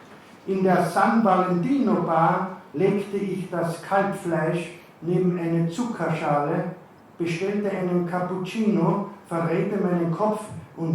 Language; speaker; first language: German; native; German